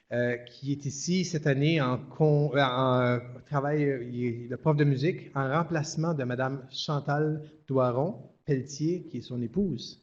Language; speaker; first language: French; native; French